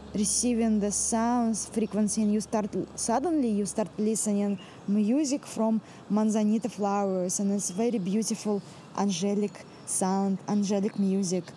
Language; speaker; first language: English; non-native, fluent; Russian